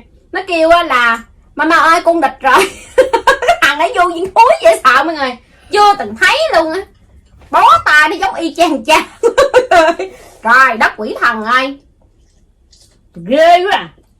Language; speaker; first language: Vietnamese; native; Vietnamese